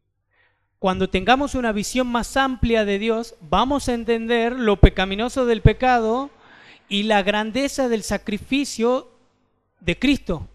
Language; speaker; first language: Spanish; native; Spanish